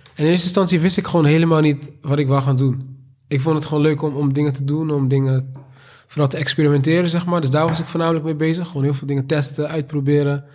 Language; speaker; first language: Dutch; native; Dutch